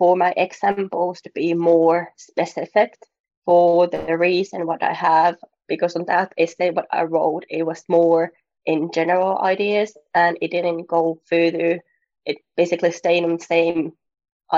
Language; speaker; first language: English; non-native, fluent; Finnish